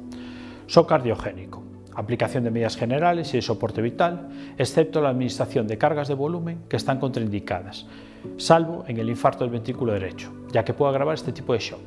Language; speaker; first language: Spanish; native; Spanish